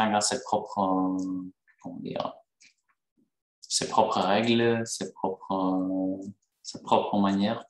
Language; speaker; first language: French; non-native, fluent; Greek